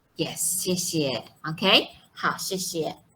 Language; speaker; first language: Chinese; non-native, fluent; Malay